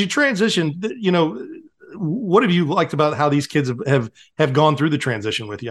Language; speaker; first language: English; native; English